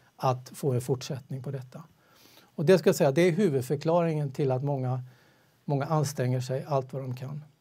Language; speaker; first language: Swedish; native; Swedish